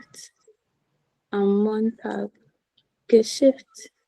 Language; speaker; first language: German; non-native, learner; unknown